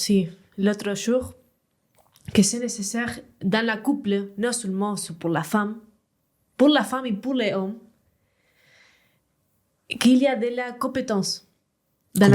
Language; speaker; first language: French; non-native, learner; Spanish